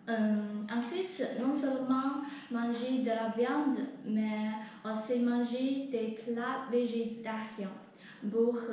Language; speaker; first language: French; non-native, learner; Chinese